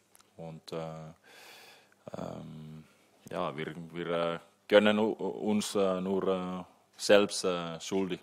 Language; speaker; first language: German; non-native, fluent; Finnish